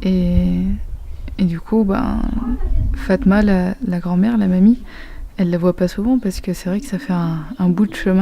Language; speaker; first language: French; native; French